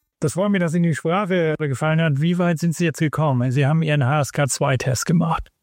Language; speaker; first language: German; native; German